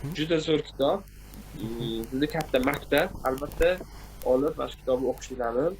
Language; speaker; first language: Uzbek; non-native, local second language; Tajik